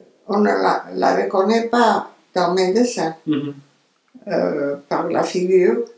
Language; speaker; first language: French; non-native, fluent; Romanian